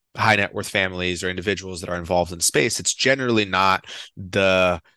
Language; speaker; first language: English; non-native, fluent; Portuguese